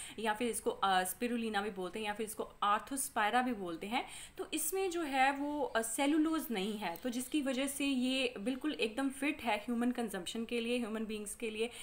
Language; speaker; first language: Hindi; non-native, local second language; Punjabi